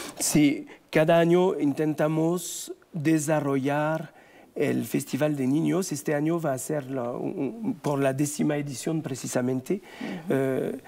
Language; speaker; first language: Spanish; non-native, fluent; French